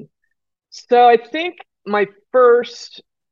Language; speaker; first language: English; native; English